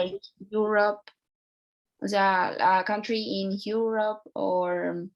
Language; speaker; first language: English; non-native, learner; Spanish